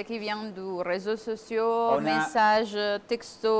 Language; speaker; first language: French; non-native, fluent; Italian